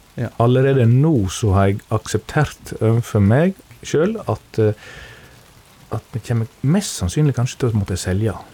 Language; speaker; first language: Norwegian; native; Norwegian